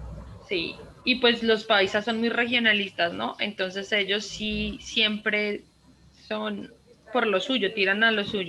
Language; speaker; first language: Spanish; native; Spanish